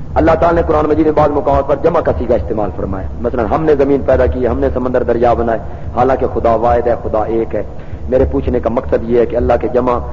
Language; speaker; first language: Urdu; non-native, local second language; Punjabi